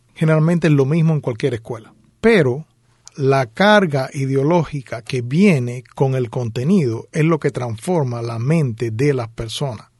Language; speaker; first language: Spanish; native; Spanish